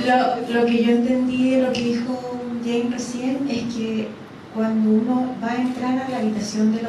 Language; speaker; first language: Spanish; native; Spanish